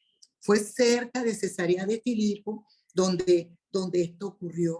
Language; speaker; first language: Spanish; native; Spanish